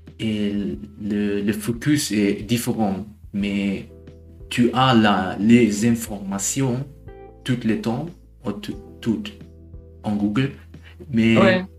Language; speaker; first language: French; non-native, learner; German